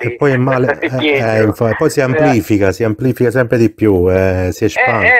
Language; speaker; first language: Italian; native; Italian